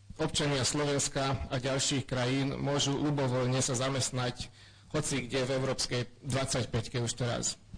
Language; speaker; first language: Slovak; non-native, local second language; Hungarian